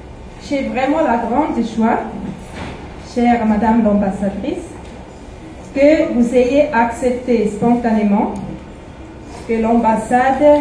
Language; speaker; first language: French; non-native, fluent; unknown